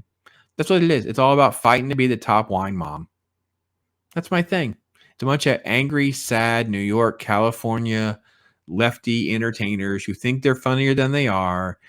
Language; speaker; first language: English; native; English